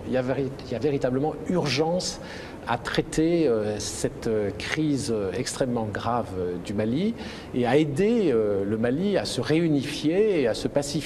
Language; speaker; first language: French; native; French